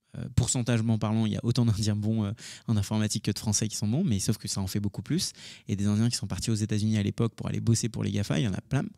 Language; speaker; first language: French; early bilingual, other home language; Hindi